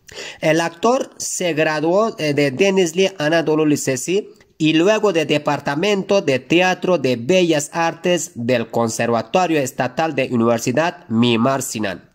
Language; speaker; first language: Spanish; non-native, fluent; Turkish